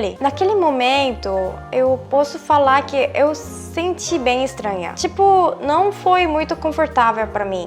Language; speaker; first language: Portuguese; non-native, fluent; Korean